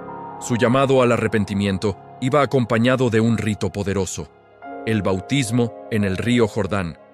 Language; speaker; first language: Spanish; native; Spanish